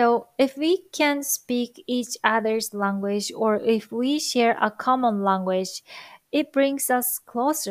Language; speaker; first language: English; non-native, fluent; Japanese